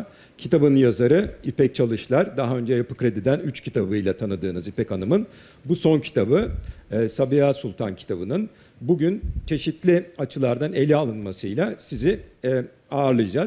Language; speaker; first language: Turkish; native; Turkish